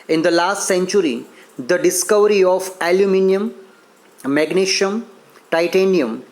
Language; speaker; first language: English; non-native, local second language; Gujarati